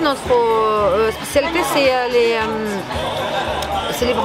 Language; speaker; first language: French; non-native, fluent; Ukrainian